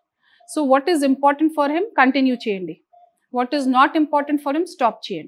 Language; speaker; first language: Telugu; non-native, fluent; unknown